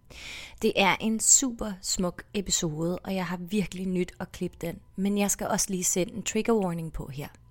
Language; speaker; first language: Danish; native; Danish